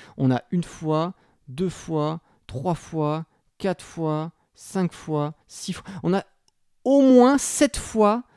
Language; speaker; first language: French; native; French